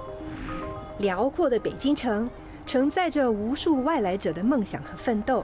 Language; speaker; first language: Chinese; native; Chinese